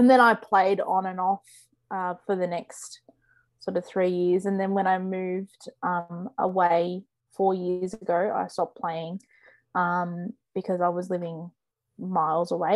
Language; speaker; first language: English; native; English